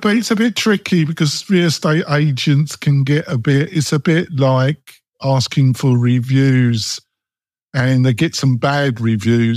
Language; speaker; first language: English; native; English